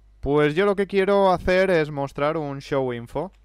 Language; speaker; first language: Spanish; native; Spanish